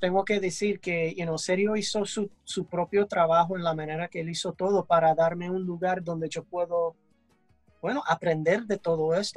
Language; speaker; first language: Spanish; early bilingual, heritage; English